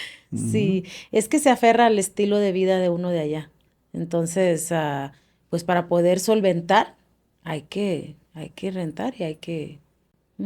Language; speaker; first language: Spanish; native; Spanish